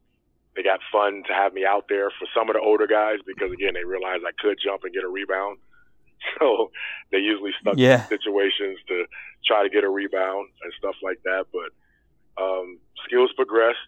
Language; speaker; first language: English; native; English